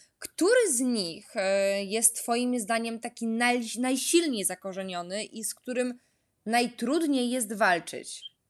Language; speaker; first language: Polish; native; Polish